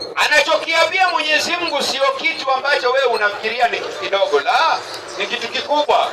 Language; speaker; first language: Swahili; native; Swahili